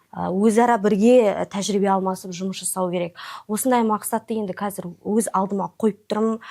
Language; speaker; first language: Kazakh; non-native, local second language; Russian